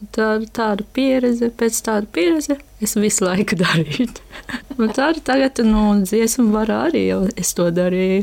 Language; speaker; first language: Latvian; non-native, learner; Japanese